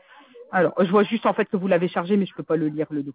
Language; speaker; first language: French; native; French